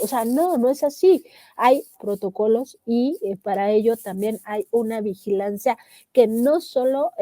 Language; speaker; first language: Spanish; native; Spanish